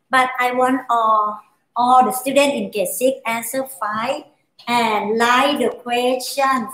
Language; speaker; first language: English; non-native, learner; Thai